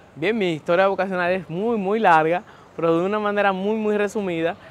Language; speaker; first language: Spanish; native; Spanish